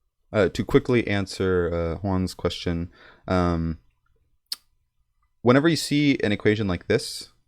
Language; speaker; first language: English; native; English